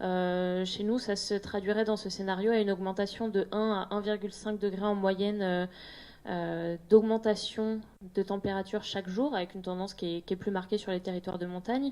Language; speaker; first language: French; native; French